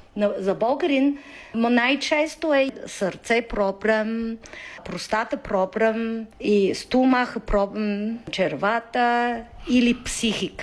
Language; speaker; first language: Bulgarian; non-native, learner; Chinese